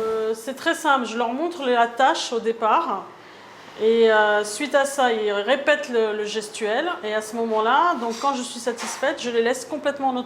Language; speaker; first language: French; native; French